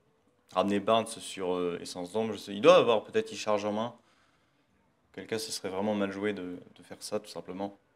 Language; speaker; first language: French; native; French